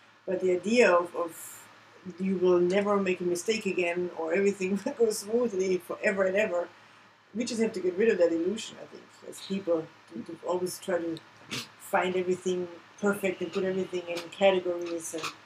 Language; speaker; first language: English; non-native, fluent; German